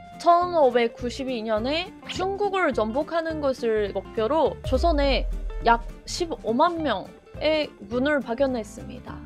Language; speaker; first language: Korean; non-native, fluent; Japanese